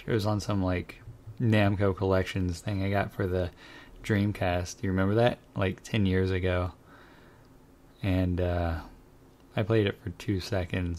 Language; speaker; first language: English; native; English